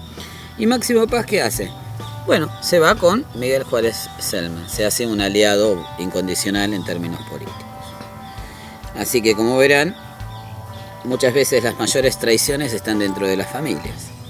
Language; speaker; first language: Spanish; native; Spanish